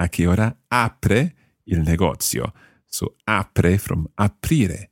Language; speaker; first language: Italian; non-native, fluent; English